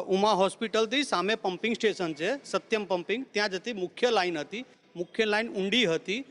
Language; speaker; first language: Gujarati; native; Gujarati